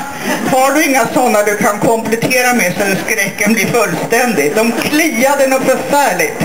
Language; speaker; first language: Swedish; native; Swedish